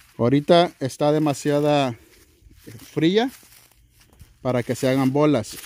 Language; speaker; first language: Spanish; native; Spanish